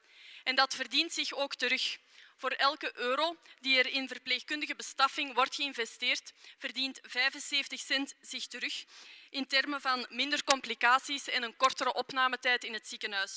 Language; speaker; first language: Dutch; native; Dutch